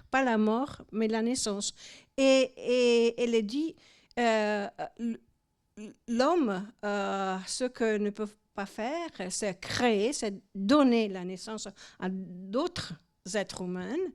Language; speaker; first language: French; non-native, fluent; Italian